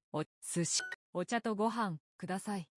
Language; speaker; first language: Japanese; non-native, learner; English